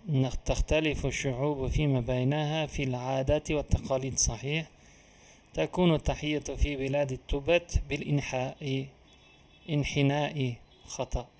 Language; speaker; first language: Arabic; non-native, fluent; Uzbek